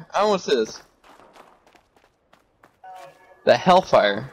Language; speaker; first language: English; native; English